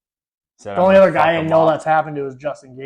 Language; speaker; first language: English; native; English